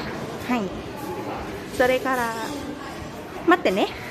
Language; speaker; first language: Japanese; non-native, learner; Thai